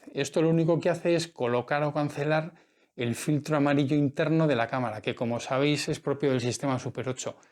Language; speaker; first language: Spanish; native; Spanish